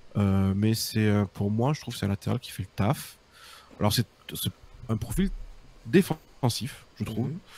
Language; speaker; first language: French; native; French